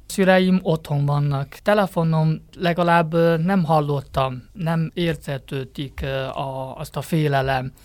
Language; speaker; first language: Hungarian; non-native, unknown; Chinese